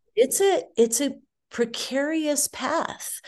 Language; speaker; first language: English; native; English